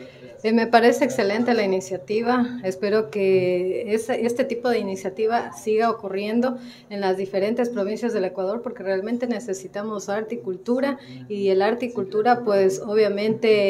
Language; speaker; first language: Spanish; native; Spanish